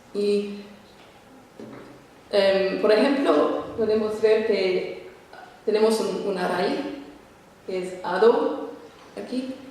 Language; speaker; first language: Spanish; non-native, fluent; English